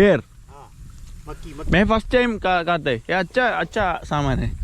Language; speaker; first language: Hindi; non-native, local second language; Malayalam